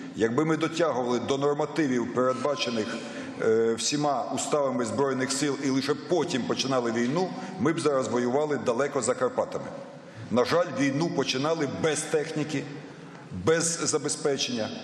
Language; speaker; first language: Ukrainian; native; Ukrainian